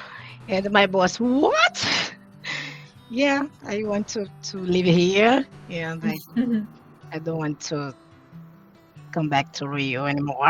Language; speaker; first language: English; non-native, learner; Portuguese